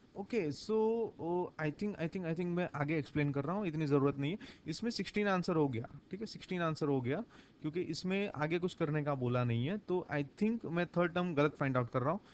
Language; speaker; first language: Hindi; non-native, local second language; Gujarati